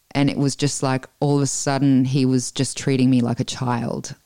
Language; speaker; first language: English; early bilingual, other home language; Italian